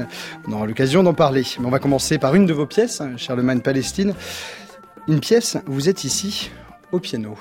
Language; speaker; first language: French; native; French